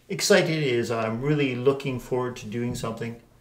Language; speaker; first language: English; native; English